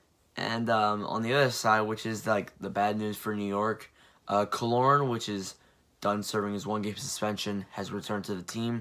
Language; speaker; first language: English; native; English